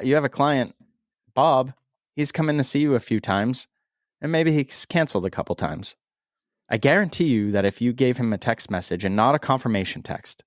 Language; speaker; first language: English; native; English